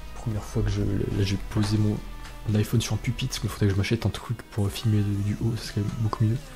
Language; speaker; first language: French; native; French